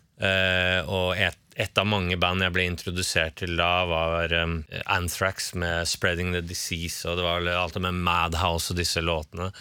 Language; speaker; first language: Norwegian; native; Norwegian